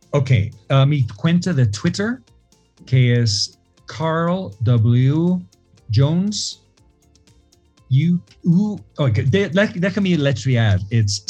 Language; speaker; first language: Spanish; non-native, fluent; English